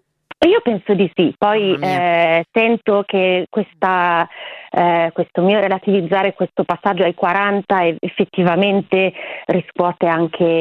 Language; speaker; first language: Italian; native; Italian